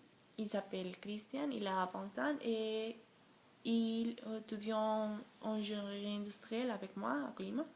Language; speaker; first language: French; non-native, learner; Spanish